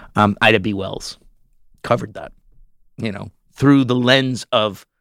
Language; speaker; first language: English; early bilingual, heritage; English